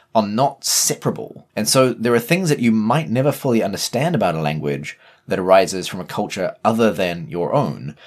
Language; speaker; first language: English; native; English